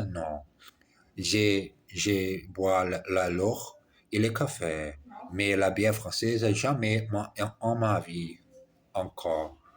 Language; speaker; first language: French; non-native, learner; Portuguese